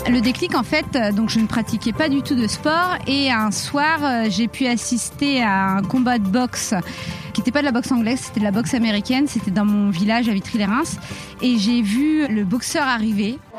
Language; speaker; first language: French; native; French